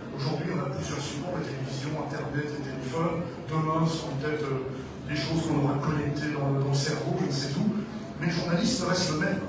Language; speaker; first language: French; native; French